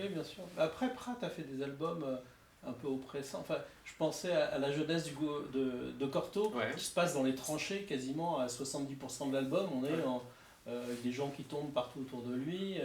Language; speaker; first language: French; native; French